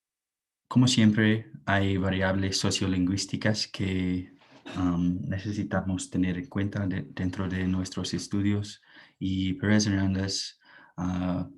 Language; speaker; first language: Spanish; non-native, fluent; English